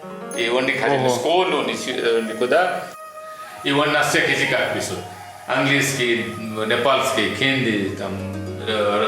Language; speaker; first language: Russian; non-native, fluent; Nepali